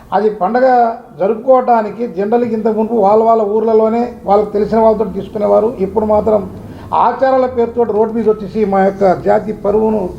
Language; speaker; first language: Telugu; non-native, local second language; Lambadi